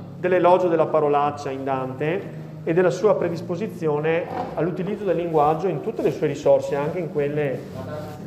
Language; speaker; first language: Italian; native; Italian